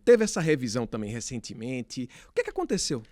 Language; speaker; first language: Portuguese; native; Portuguese